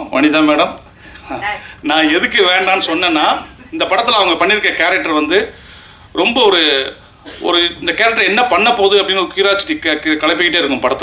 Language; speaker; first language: Tamil; native; Tamil